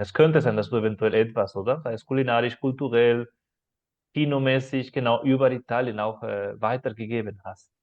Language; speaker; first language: German; non-native, fluent; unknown